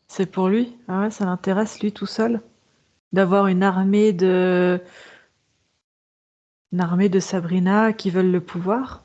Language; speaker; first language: French; native; French